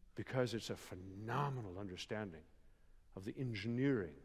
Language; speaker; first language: English; native; English